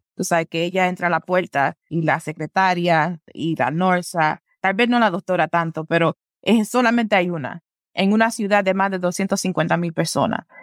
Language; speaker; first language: Spanish; early bilingual, heritage; Spanish